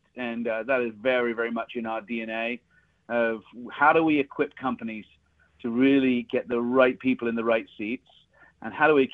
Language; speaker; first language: English; native; English